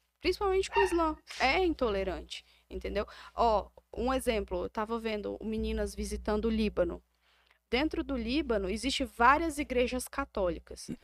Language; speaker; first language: Portuguese; native; Portuguese